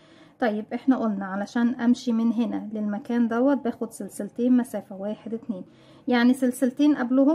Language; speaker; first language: Arabic; native; Arabic